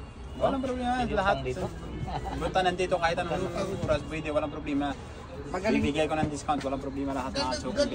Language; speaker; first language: Filipino; non-native, learner; Arabic